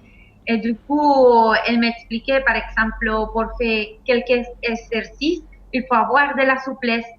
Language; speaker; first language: French; non-native, fluent; Spanish